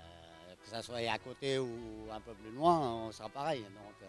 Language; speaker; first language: French; native; French